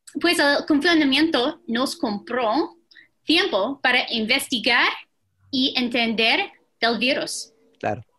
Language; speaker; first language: Spanish; non-native, fluent; English